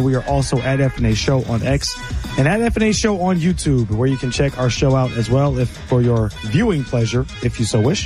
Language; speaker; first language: English; native; English